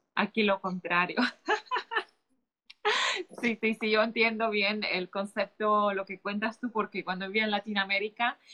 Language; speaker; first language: Spanish; non-native, fluent; Polish